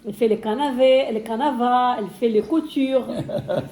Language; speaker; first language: French; non-native, fluent; Arabic